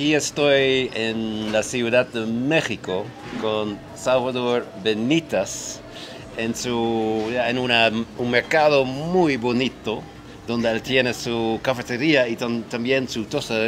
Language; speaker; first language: Spanish; non-native, fluent; Dutch